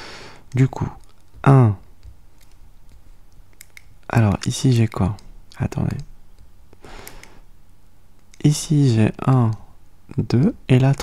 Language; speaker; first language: French; native; French